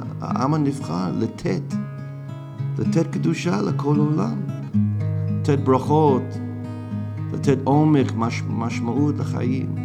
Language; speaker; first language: Hebrew; non-native, fluent; English